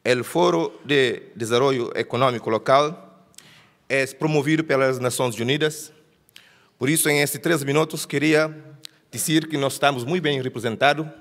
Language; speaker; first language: Portuguese; non-native, local second language; Kabuverdianu